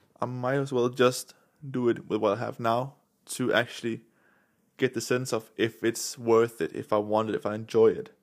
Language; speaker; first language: English; non-native, fluent; Danish